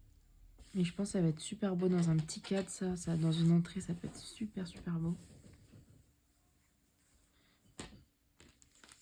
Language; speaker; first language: French; native; French